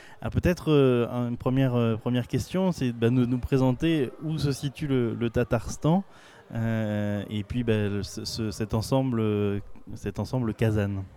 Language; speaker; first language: French; native; French